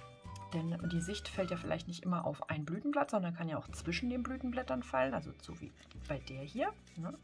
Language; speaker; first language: German; native; German